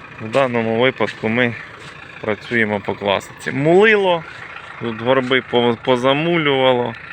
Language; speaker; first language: Ukrainian; native; Ukrainian